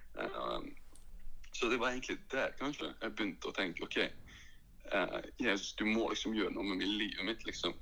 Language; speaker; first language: Norwegian; early bilingual, other home language; Latvian